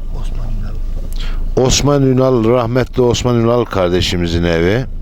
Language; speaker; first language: Turkish; native; Turkish